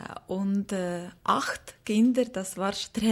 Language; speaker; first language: German; non-native, learner; Ukrainian